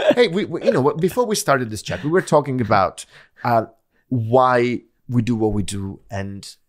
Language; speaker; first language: English; non-native, fluent; Italian